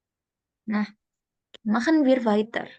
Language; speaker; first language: German; non-native, fluent; Indonesian